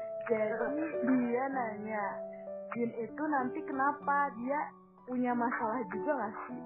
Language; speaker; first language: Indonesian; native; Indonesian